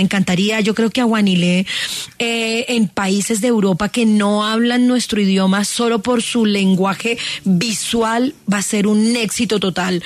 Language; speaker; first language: Spanish; native; Spanish